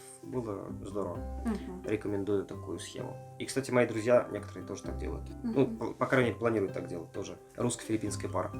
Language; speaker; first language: Russian; native; Russian